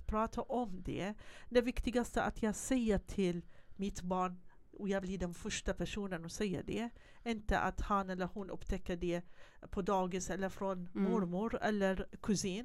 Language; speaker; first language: Swedish; non-native, fluent; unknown